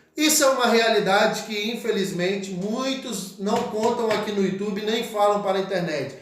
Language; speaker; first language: Portuguese; native; Portuguese